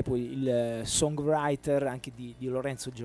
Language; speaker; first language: Italian; native; Italian